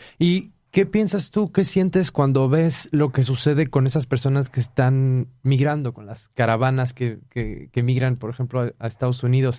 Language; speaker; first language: Spanish; native; Spanish